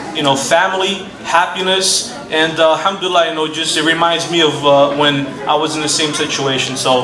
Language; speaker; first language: English; non-native, fluent; Portuguese